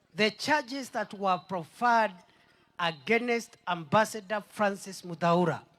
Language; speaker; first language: English; non-native, local second language; Swahili